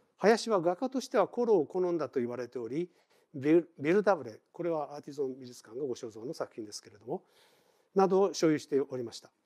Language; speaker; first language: Japanese; native; Japanese